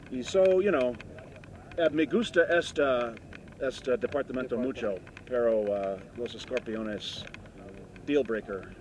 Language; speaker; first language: Spanish; non-native, learner; English